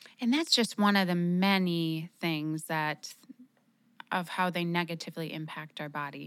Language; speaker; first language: English; native; English